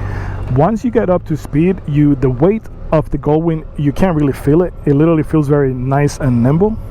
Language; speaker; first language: English; native; English